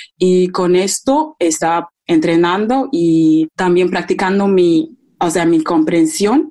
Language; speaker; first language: Spanish; non-native, fluent; Akan